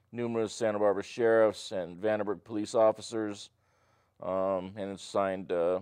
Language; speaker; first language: English; native; English